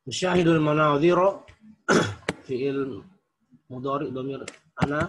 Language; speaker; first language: Arabic; non-native, fluent; Indonesian